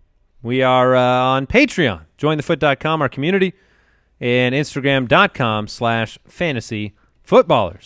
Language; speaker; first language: English; native; English